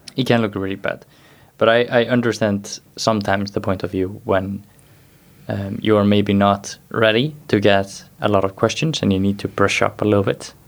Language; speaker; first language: English; non-native, fluent; Icelandic